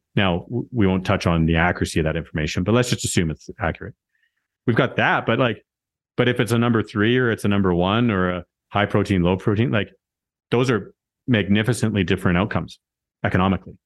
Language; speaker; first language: English; native; English